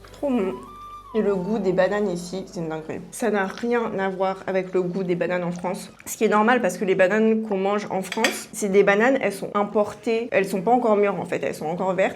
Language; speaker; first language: French; native; French